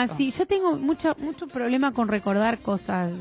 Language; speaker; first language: Spanish; native; Spanish